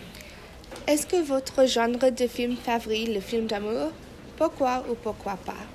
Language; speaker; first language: French; non-native, learner; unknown